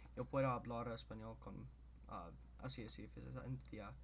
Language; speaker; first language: Spanish; non-native, learner; English